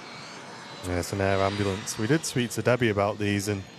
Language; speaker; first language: English; native; English